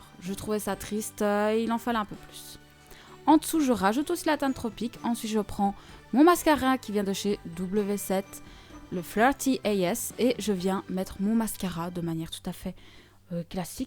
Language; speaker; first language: French; native; French